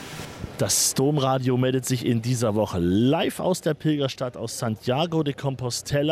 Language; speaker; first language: German; native; German